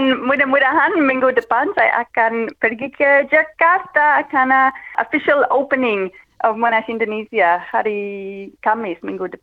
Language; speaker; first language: Indonesian; non-native, fluent; English